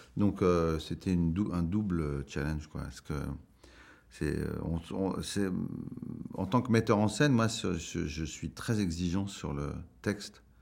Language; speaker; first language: French; native; French